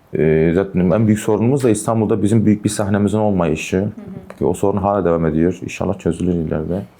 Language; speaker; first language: Turkish; non-native, local second language; Kurdish